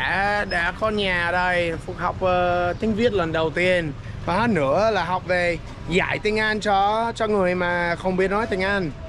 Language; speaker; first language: Vietnamese; non-native, fluent; English